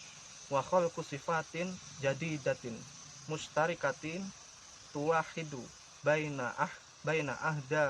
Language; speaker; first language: Arabic; non-native, learner; Indonesian